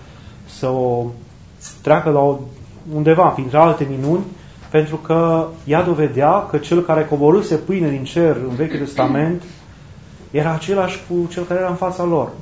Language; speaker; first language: Romanian; native; Romanian